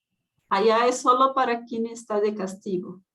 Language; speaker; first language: Spanish; non-native, fluent; Portuguese